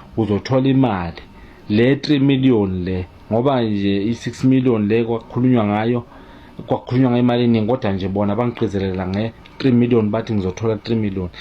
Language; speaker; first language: Zulu; native; Zulu